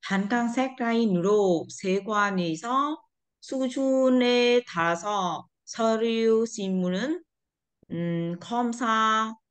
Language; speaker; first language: Korean; non-native, learner; Vietnamese